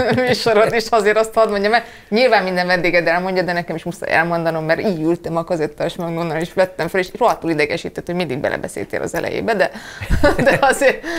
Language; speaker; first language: Hungarian; non-native, fluent; English